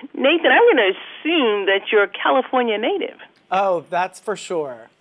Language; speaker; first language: English; native; English